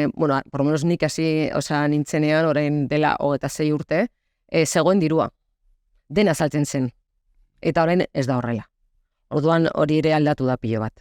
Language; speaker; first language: Basque; non-native, local second language; Spanish